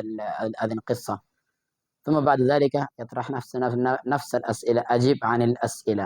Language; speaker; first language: Arabic; non-native, fluent; Urdu